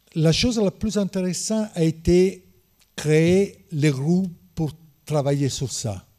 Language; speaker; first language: French; non-native, learner; Italian